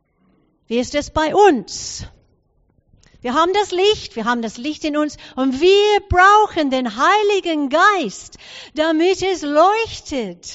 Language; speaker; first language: German; non-native, fluent; English